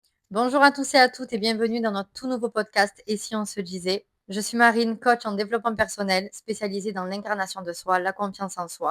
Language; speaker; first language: French; native; French